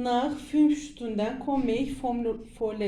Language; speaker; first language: German; non-native, learner; Turkish